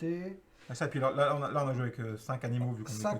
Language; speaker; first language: French; native; French